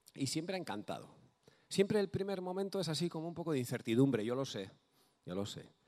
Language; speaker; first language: Spanish; non-native, local second language; Basque